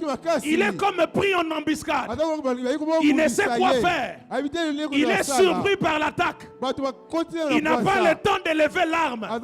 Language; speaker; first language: French; non-native, local second language; Lingala